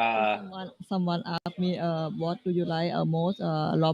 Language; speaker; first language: English; non-native, learner; Thai